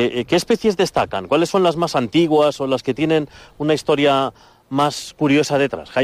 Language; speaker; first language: Spanish; native; Spanish